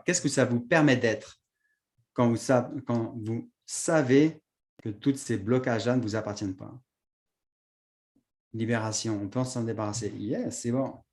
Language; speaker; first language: French; native; French